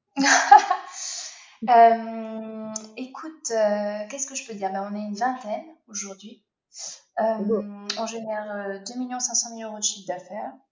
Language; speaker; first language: French; native; French